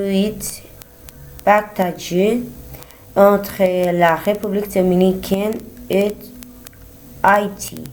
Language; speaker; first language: French; non-native, learner; Spanish